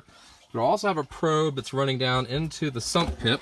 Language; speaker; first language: English; native; English